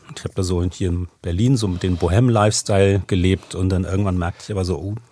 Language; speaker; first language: German; native; German